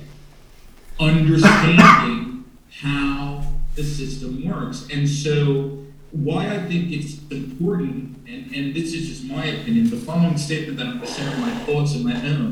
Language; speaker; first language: English; native; English